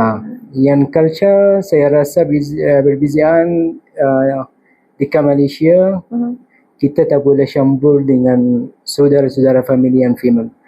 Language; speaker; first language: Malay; non-native, fluent; Arabic